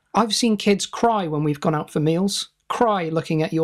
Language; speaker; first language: English; native; English